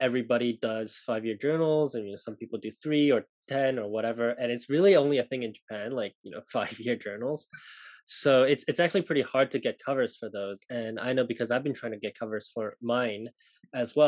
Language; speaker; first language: English; non-native, local second language; Cantonese